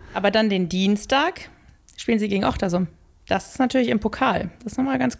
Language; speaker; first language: German; native; German